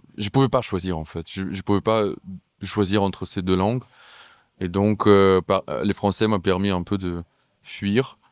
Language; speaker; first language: French; non-native, fluent; Russian